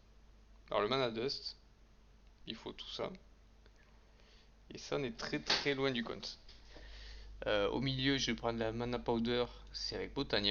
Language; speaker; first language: French; native; French